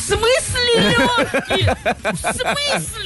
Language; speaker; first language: Russian; native; Russian